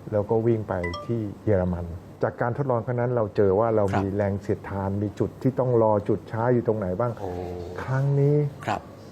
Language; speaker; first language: Thai; native; Thai